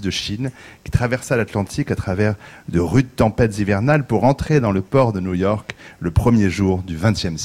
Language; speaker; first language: French; native; French